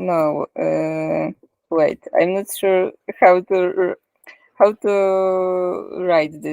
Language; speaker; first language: English; non-native, learner; Polish